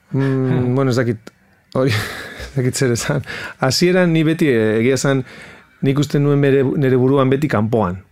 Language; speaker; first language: Basque; non-native, local second language; Spanish